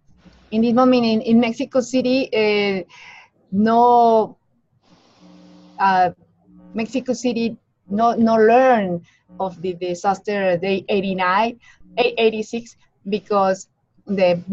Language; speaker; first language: English; non-native, learner; Spanish